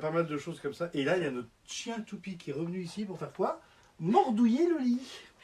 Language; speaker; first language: French; native; French